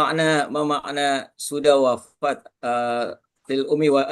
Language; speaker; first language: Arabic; non-native, learner; Indonesian